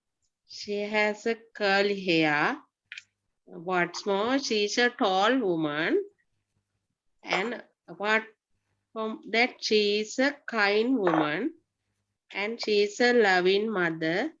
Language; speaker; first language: English; non-native, learner; Sinhala